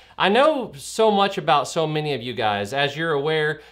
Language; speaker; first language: English; native; English